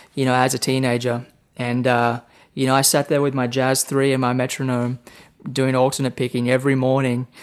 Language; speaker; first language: English; native; English